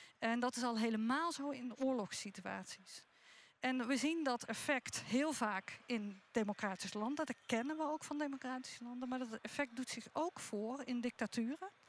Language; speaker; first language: Dutch; native; Dutch